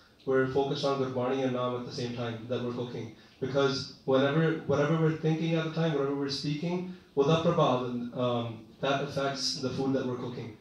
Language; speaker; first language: English; early bilingual, other home language; Punjabi